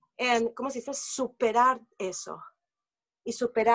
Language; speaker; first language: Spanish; non-native, learner; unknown